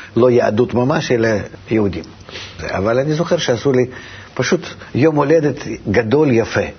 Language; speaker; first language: Hebrew; non-native, fluent; Russian